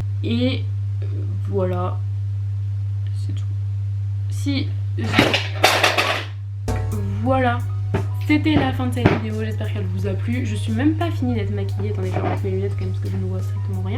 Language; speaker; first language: French; native; French